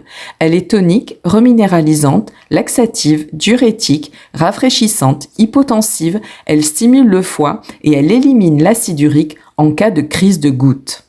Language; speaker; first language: French; native; French